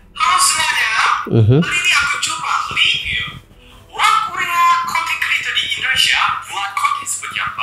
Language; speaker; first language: Indonesian; non-native, fluent; Korean